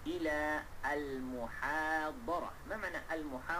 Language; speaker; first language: Arabic; non-native, fluent; Malay